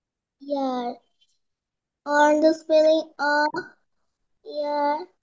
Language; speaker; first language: English; non-native, learner; Bangla